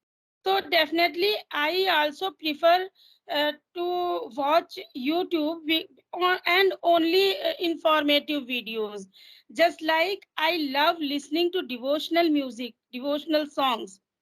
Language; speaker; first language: English; non-native, fluent; Hindi